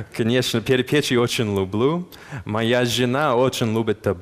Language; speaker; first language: Russian; non-native, fluent; English